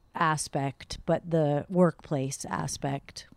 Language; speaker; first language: English; native; English